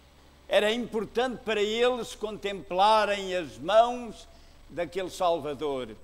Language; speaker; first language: Portuguese; native; Portuguese